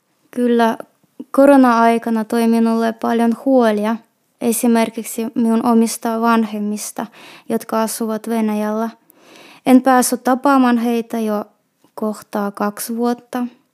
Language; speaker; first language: Finnish; non-native, fluent; Russian